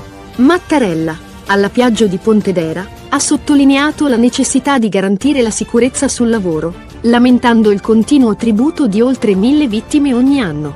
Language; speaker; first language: Italian; native; Italian